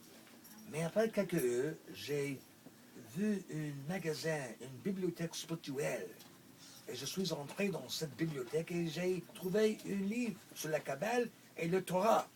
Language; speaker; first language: French; non-native, local second language; English